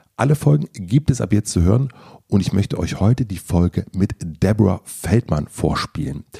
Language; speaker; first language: German; native; German